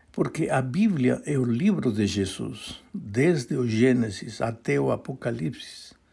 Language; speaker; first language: Portuguese; non-native, fluent; Spanish